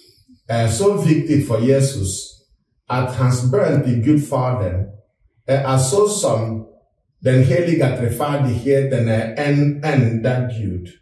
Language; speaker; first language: Swedish; non-native, fluent; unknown